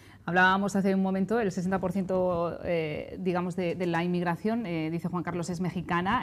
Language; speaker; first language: Spanish; native; Spanish